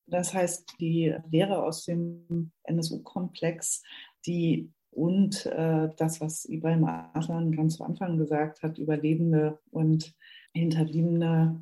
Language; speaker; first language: German; native; German